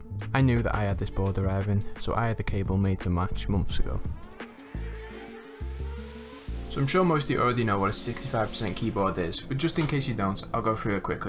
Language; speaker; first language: English; native; English